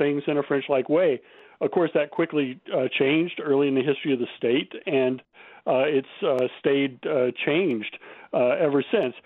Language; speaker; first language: English; native; English